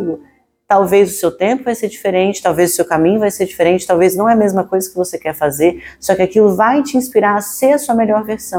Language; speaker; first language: Portuguese; native; Portuguese